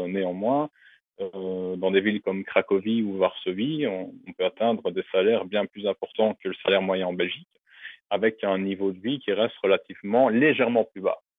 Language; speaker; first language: French; native; French